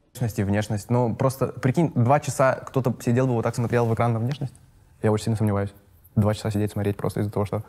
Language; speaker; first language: Russian; native; Russian